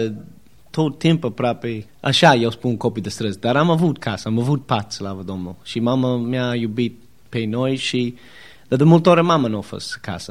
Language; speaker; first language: Romanian; non-native, learner; English